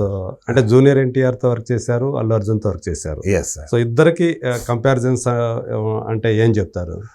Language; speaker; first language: Telugu; native; Telugu